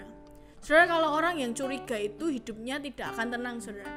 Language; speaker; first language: Indonesian; native; Indonesian